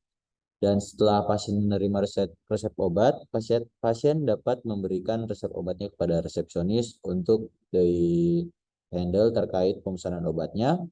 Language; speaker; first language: Indonesian; native; Indonesian